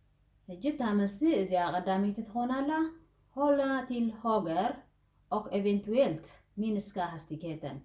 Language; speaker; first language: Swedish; non-native, fluent; Tigrinya